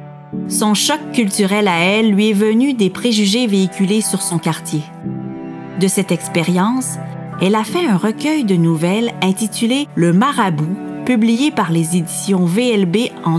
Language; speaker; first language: French; native; French